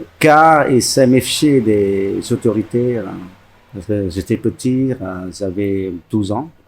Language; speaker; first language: French; non-native, fluent; Khmer